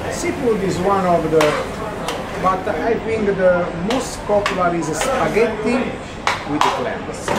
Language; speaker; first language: English; non-native, learner; Italian